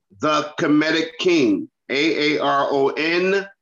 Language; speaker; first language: English; native; English